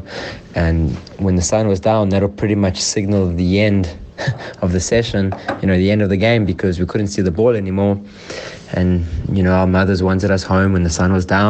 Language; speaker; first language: English; native; English